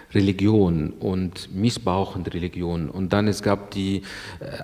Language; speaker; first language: German; non-native, fluent; Arabic